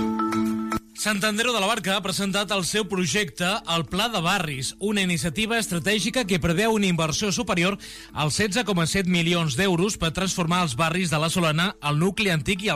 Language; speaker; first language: Catalan; native; Catalan